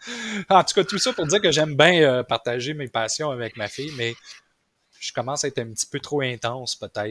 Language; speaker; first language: French; native; French